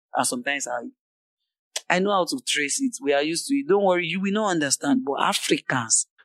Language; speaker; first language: English; non-native, local second language; Yoruba